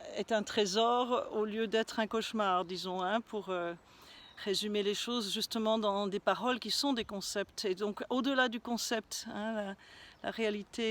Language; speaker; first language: French; native; French